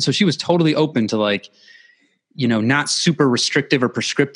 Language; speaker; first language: English; native; English